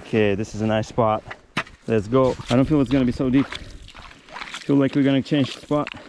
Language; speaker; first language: English; non-native, learner; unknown